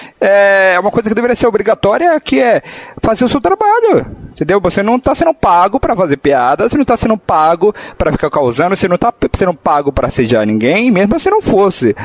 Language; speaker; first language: Portuguese; native; Portuguese